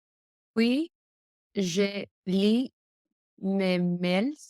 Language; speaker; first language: French; non-native, learner; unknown